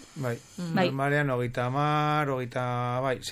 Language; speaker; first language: Basque; non-native, local second language; Spanish